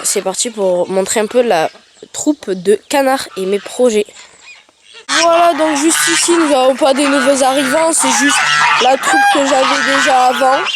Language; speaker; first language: French; native; French